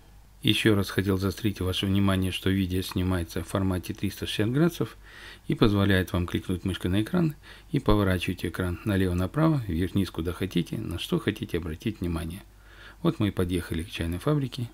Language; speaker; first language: Russian; native; Russian